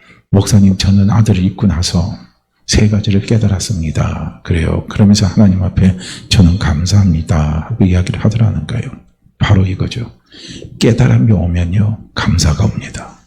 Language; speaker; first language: Korean; native; Korean